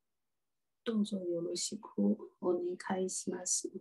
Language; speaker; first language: Japanese; non-native, learner; Chinese